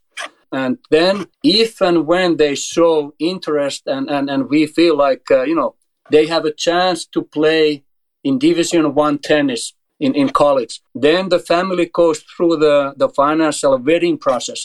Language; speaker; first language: English; non-native, fluent; Finnish